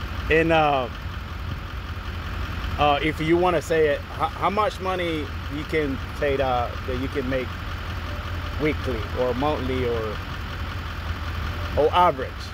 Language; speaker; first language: English; non-native, learner; Spanish